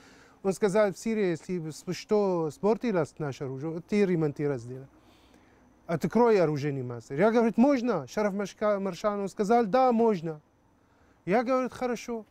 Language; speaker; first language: Russian; non-native, learner; Arabic